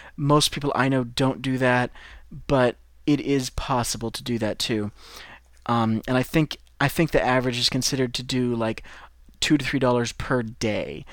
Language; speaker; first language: English; native; English